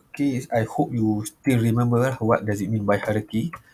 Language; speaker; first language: English; non-native, local second language; Malay